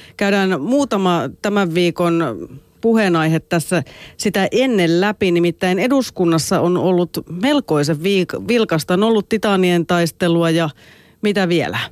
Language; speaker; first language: Finnish; native; Finnish